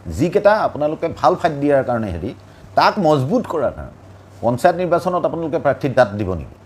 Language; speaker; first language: Assamese; native; Assamese